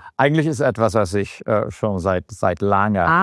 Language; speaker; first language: German; non-native, fluent; English